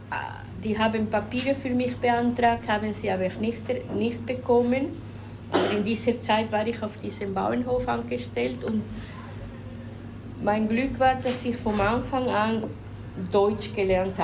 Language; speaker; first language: German; non-native, fluent; Spanish